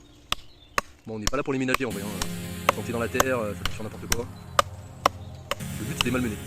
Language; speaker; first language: French; native; French